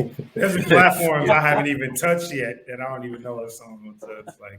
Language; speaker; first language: English; native; English